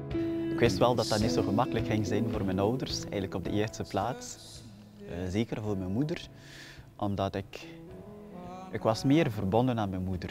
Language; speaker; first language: Dutch; non-native, fluent; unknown